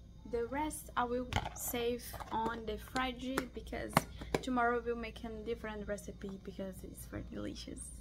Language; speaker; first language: English; non-native, learner; Portuguese